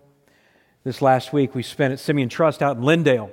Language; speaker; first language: English; native; English